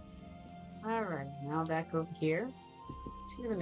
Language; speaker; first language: English; native; English